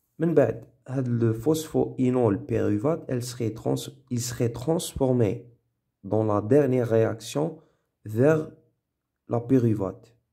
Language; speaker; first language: French; non-native, local second language; Arabic